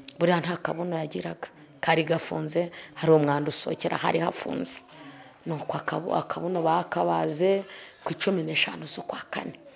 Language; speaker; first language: Kinyarwanda; native; Kinyarwanda